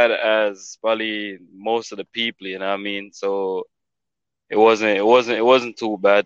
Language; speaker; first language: English; non-native, local second language; Jamaican Creole English